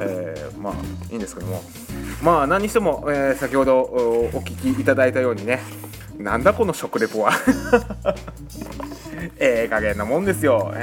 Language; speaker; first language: Japanese; native; Japanese